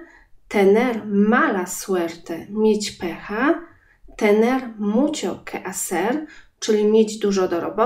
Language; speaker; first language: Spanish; non-native, fluent; Polish